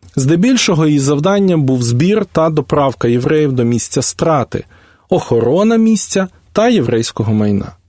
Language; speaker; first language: Ukrainian; native; Ukrainian